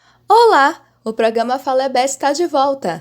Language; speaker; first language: Portuguese; native; Portuguese